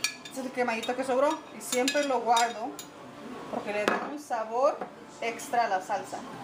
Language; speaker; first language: Spanish; native; Spanish